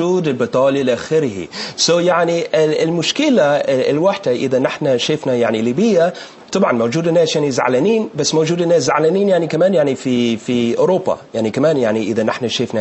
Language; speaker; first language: Arabic; non-native, learner; English